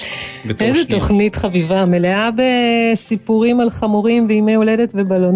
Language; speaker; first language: Hebrew; native; Hebrew